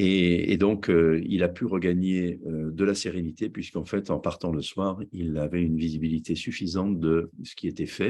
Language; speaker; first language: French; native; French